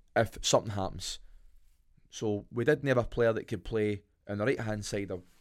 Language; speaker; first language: English; native; English